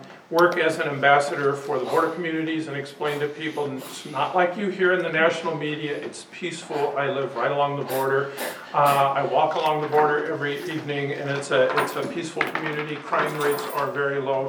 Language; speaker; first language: English; native; English